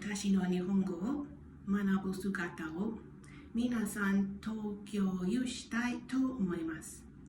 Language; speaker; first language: Japanese; non-native, learner; English